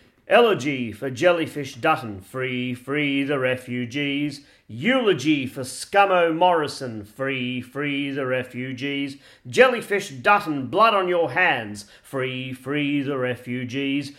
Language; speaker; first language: English; native; English